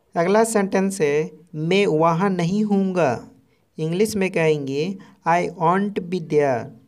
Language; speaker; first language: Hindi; non-native, local second language; Santali